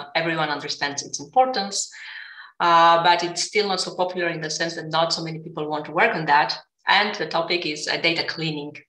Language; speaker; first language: English; non-native, fluent; Greek